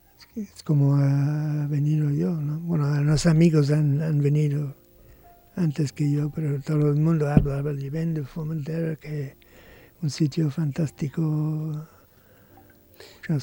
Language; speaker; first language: Spanish; non-native, learner; English